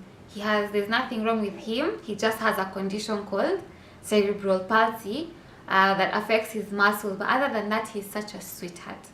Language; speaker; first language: English; non-native, local second language; Swahili